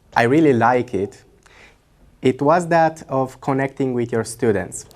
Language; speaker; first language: English; non-native, fluent; Romanian